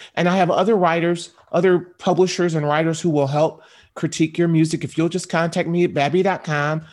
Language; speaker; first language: English; native; English